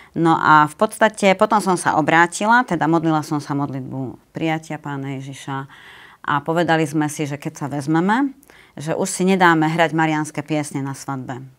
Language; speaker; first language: Slovak; native; Slovak